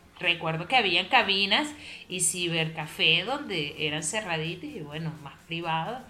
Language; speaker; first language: Spanish; native; Spanish